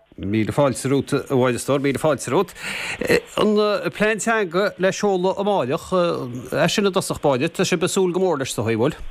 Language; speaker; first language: Irish; native; Irish